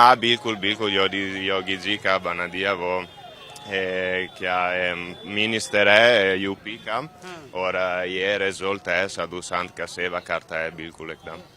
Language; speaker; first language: Hindi; non-native, learner; Italian